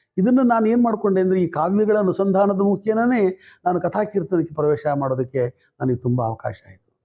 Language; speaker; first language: Kannada; native; Kannada